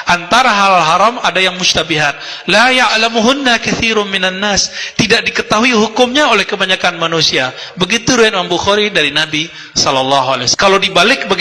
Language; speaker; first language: Indonesian; native; Indonesian